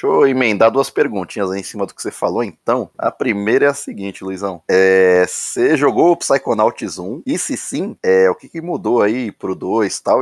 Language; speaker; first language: Portuguese; native; Portuguese